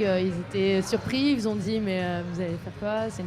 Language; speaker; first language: French; native; French